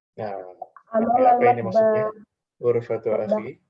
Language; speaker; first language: Indonesian; native; Indonesian